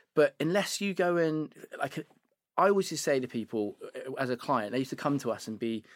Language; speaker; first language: English; native; English